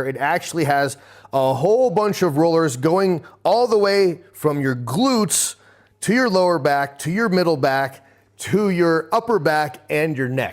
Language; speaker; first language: English; native; English